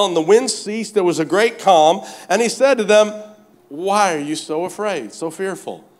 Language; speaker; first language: English; native; English